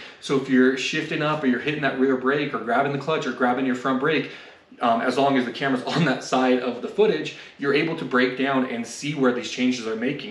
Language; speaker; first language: English; native; English